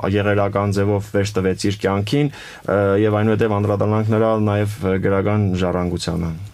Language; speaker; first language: Armenian; native; Armenian